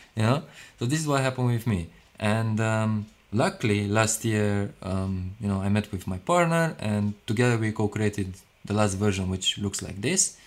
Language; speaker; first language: English; non-native, fluent; Romanian